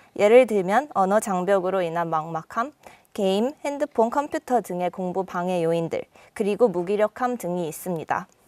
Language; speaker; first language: Korean; native; Korean